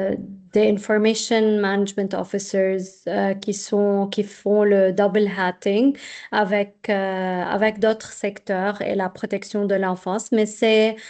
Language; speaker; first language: French; non-native, fluent; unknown